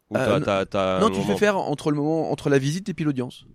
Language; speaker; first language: French; native; French